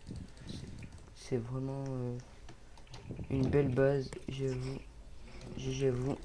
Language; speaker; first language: French; native; French